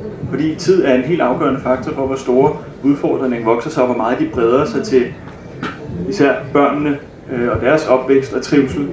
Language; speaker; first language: Danish; native; Danish